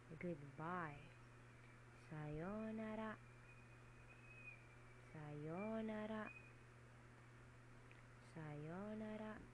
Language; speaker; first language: Japanese; non-native, learner; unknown